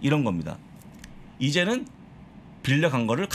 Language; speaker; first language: Korean; native; Korean